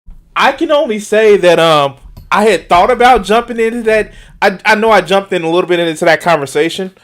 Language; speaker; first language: English; native; English